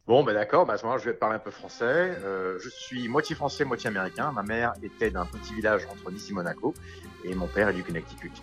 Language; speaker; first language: French; early bilingual, heritage; French